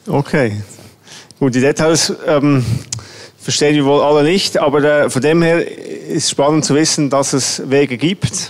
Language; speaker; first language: German; native; German